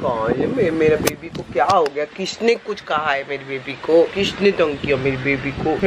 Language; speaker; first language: Hindi; native; Hindi